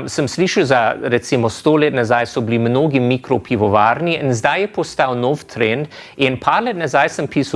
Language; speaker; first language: Slovenian; non-native, fluent; English